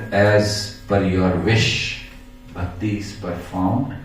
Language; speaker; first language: English; non-native, local second language; Hindi